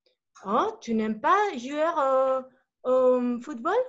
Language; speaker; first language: French; non-native, learner; Spanish